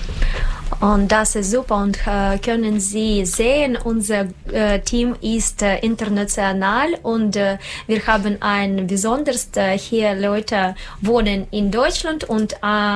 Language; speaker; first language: German; non-native, learner; Russian